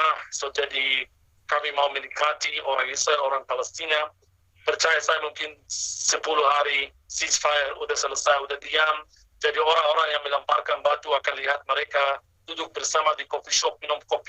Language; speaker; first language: Indonesian; non-native, fluent; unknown